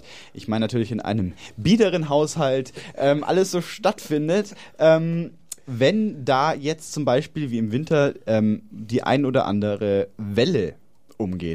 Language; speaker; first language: German; native; German